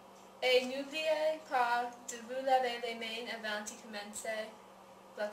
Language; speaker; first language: French; non-native, learner; English